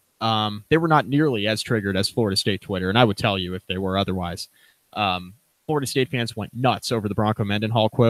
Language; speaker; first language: English; native; English